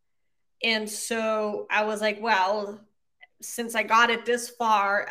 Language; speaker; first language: English; non-native, fluent; German